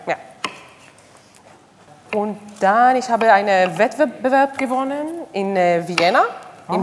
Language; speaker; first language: German; non-native, learner; Hebrew